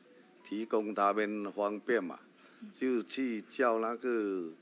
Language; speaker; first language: Chinese; early bilingual, heritage; Chinese